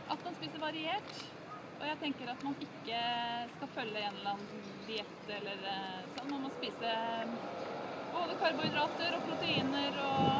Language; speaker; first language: Norwegian; native; Norwegian